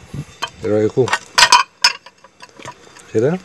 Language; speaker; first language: Arabic; native; Arabic